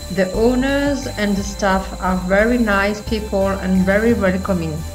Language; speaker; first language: English; non-native, learner; French